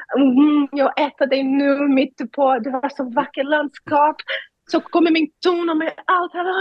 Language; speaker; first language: Swedish; non-native, learner; Portuguese